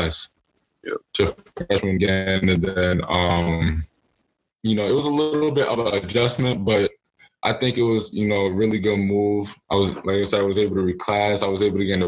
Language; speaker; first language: English; native; English